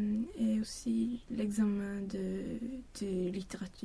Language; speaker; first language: French; non-native, learner; Swedish